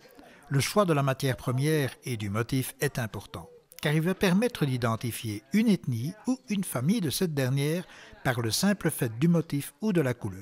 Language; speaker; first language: French; native; French